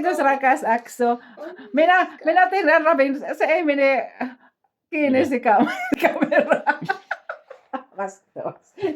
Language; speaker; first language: Finnish; non-native, learner; Filipino